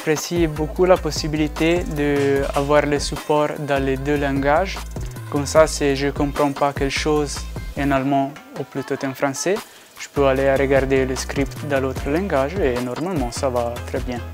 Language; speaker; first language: French; non-native, local second language; Italian